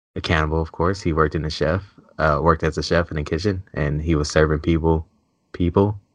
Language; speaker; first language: English; native; English